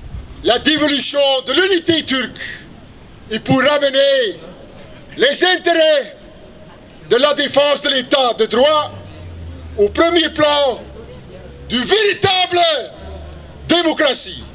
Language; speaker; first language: French; non-native, local second language; Dutch